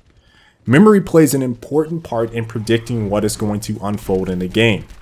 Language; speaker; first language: English; native; English